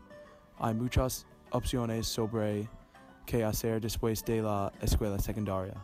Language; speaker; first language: Spanish; non-native, learner; English